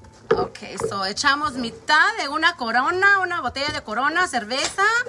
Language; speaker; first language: Spanish; early bilingual, heritage; Spanish